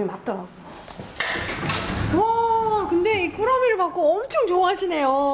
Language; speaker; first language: Korean; native; Korean